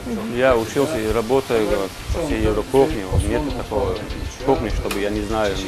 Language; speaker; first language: Russian; non-native, learner; Turkish